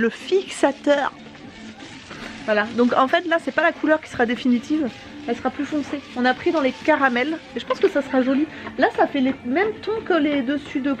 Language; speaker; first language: French; native; French